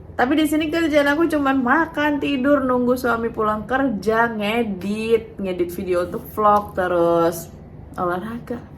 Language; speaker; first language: Indonesian; native; Indonesian